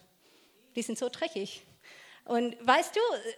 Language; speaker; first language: German; non-native, fluent; English